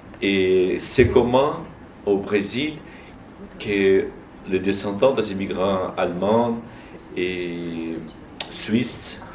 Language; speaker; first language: French; non-native, fluent; Portuguese